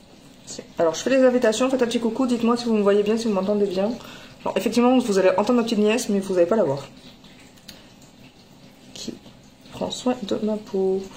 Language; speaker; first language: French; native; French